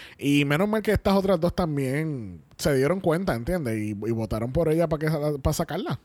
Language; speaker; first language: Spanish; native; Spanish